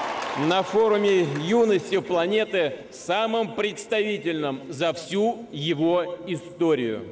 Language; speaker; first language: Russian; native; Russian